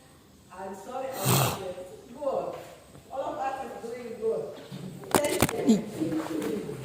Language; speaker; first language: English; non-native, learner; Indonesian